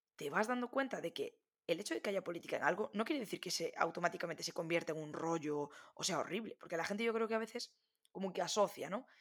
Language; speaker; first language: Spanish; native; Spanish